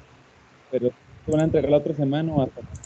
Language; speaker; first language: Spanish; native; Spanish